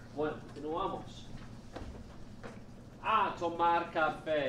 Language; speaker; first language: Spanish; non-native, fluent; English